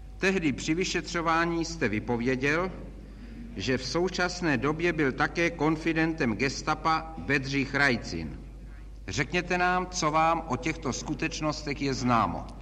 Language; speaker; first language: Czech; native; Czech